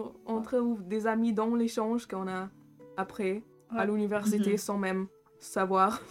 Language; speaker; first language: French; non-native, fluent; German